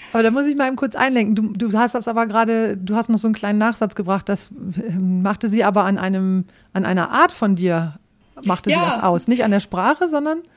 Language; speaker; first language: German; native; German